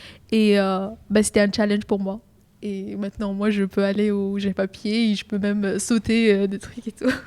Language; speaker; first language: French; non-native, fluent; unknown